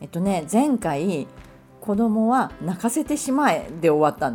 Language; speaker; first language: Japanese; native; Japanese